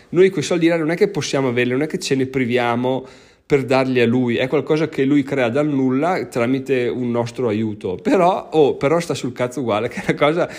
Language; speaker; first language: Italian; native; Italian